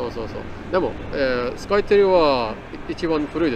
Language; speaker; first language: Japanese; non-native, learner; Khmer